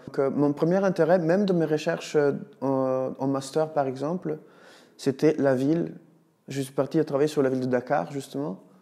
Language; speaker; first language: French; non-native, fluent; Italian